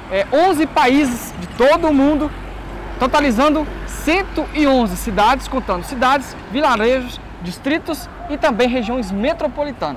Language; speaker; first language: Portuguese; native; Portuguese